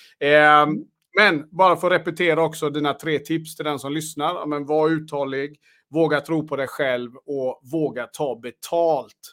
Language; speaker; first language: Swedish; native; Swedish